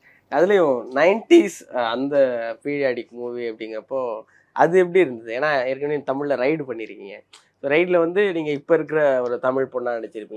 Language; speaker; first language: Tamil; native; Tamil